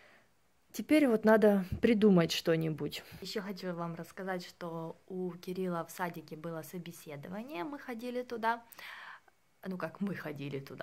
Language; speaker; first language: Russian; native; Russian